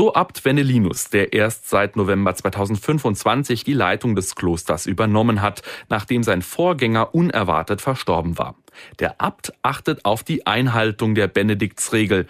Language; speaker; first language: German; native; German